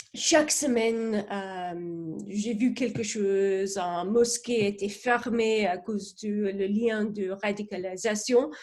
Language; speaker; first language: French; non-native, fluent; English